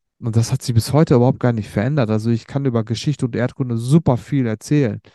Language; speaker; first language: German; early bilingual, other home language; Turkish